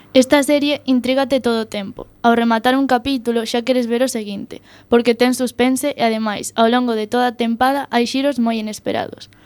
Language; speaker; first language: Galician; non-native, local second language; Spanish